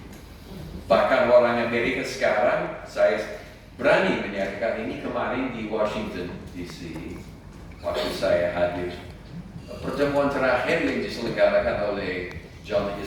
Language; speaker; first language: Indonesian; non-native, fluent; English